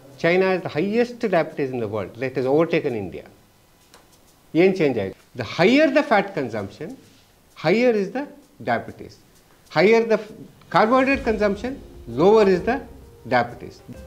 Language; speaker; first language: English; non-native, local second language; Kannada